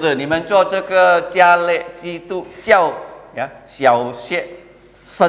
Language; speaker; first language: Chinese; early bilingual, heritage; Chinese